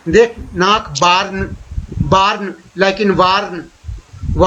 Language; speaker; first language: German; non-native, fluent; Hindi